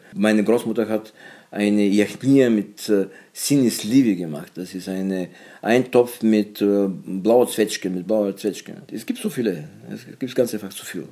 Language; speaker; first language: German; non-native, fluent; Bulgarian